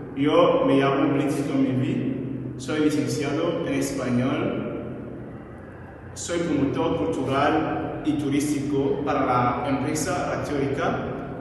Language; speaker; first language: Spanish; non-native, learner; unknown